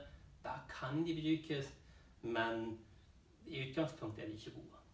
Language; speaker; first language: Norwegian; non-native, fluent; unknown